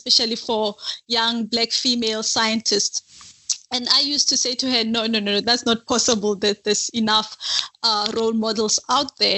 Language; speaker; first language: English; non-native, local second language; Northern Sotho